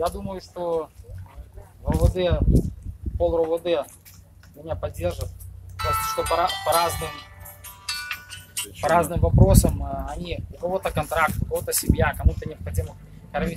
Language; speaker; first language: Russian; native; Russian